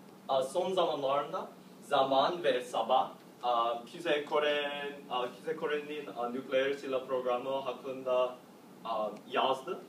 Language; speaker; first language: Turkish; non-native, learner; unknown